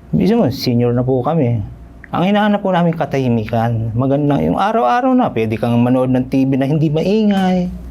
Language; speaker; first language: Filipino; native; Filipino